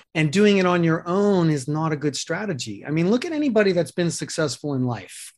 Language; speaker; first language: English; native; English